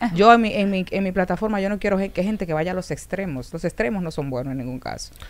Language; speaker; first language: Spanish; native; Spanish